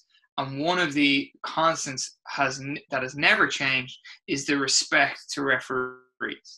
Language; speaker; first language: English; native; English